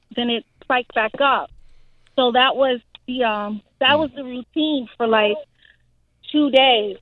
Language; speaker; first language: English; early bilingual, other home language; Haitian Creole